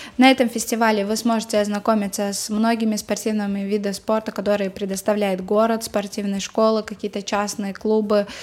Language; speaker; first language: Russian; native; Russian